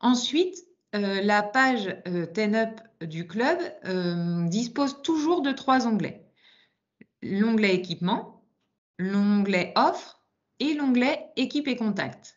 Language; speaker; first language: French; native; French